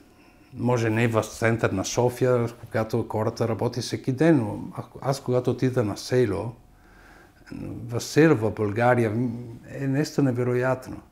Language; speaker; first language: Bulgarian; non-native, fluent; Italian